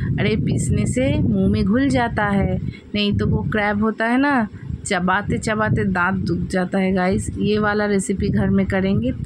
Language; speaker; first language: Hindi; non-native, local second language; Bangla